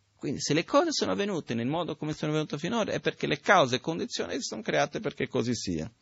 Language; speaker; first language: Italian; non-native, fluent; Portuguese